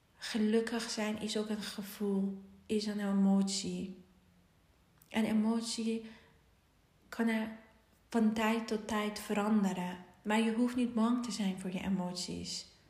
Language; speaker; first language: Dutch; non-native, fluent; Persian